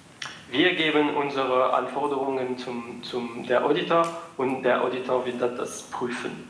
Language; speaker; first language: German; non-native, fluent; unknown